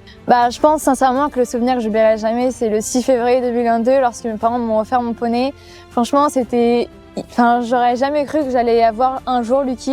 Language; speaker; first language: French; native; French